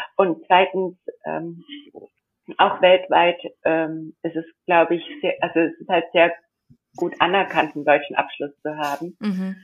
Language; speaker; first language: German; early bilingual, heritage; German